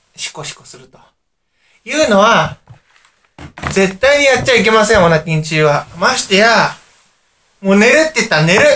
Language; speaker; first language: Japanese; native; Japanese